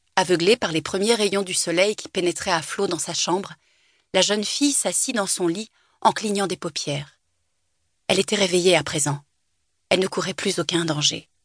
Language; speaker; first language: French; native; French